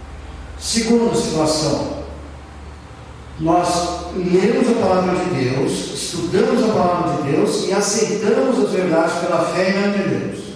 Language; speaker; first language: Portuguese; native; Portuguese